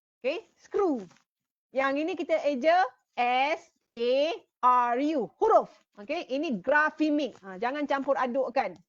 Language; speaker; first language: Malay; native; Malay